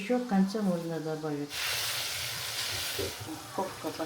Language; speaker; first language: Russian; non-native, local second language; Kyrgyz